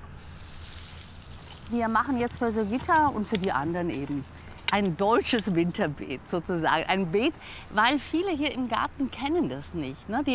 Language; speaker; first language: German; native; German